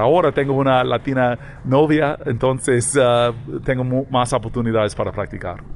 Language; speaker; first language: Spanish; non-native, learner; English